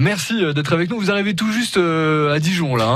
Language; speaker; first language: French; native; French